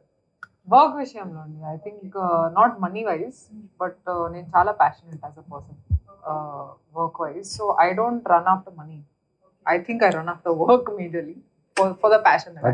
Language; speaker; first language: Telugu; non-native, learner; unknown